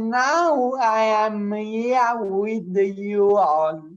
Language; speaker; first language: English; non-native, learner; Italian